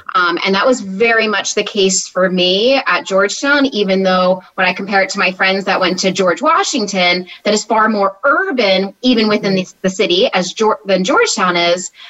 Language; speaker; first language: English; native; English